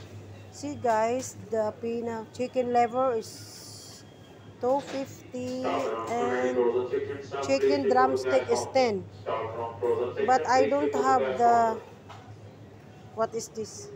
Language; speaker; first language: English; non-native, learner; Filipino